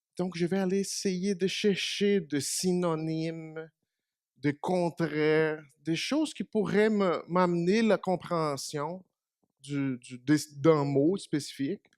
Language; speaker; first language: French; non-native, fluent; Portuguese